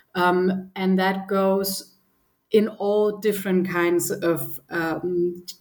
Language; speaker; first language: English; non-native, fluent; Danish